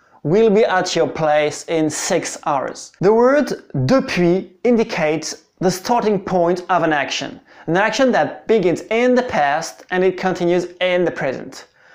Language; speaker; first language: English; non-native, fluent; French